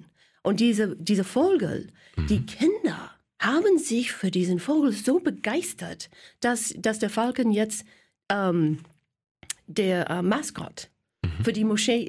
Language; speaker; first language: German; non-native, fluent; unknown